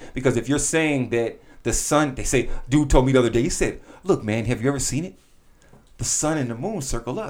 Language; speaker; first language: English; native; English